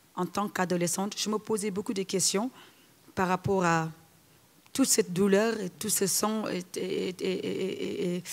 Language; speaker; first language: French; non-native, local second language; Wolof